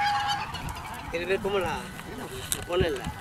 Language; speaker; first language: Spanish; native; Spanish